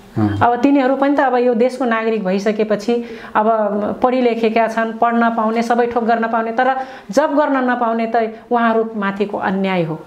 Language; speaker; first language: Nepali; non-native, local second language; Rana Tharu